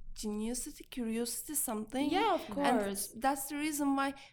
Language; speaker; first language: English; non-native, learner; Turkish